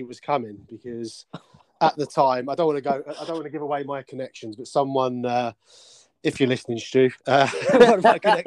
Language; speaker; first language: English; native; English